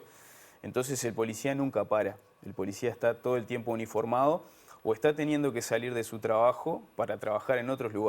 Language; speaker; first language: Spanish; native; Spanish